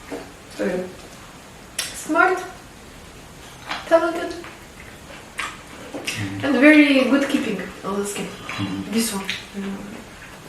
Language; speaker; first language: English; non-native, fluent; Albanian